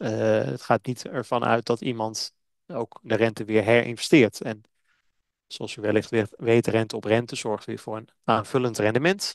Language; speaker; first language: Dutch; native; Dutch